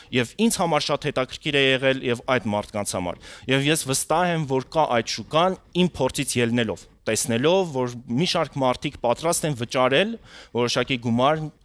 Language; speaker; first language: Armenian; native; Armenian